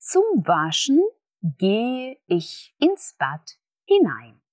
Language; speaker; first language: German; non-native, fluent; Russian